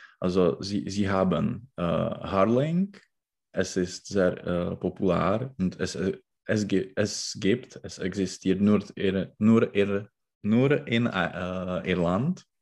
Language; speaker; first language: German; non-native, learner; Czech